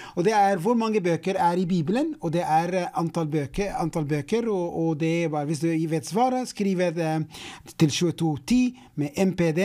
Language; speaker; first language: Norwegian; non-native, fluent; English